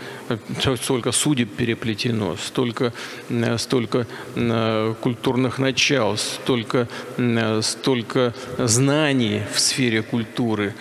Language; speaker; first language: Russian; native; Russian